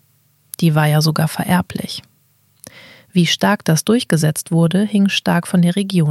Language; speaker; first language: German; native; German